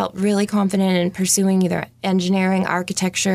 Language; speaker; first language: English; native; English